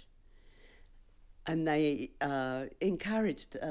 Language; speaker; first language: English; native; English